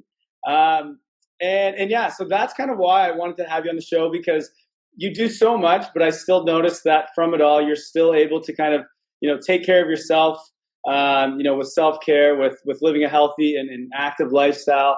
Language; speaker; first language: English; native; English